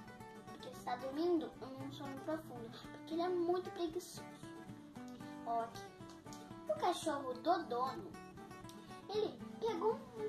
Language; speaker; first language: Portuguese; native; Portuguese